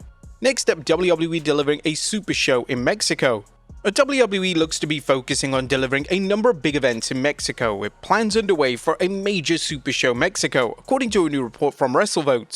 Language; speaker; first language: English; native; English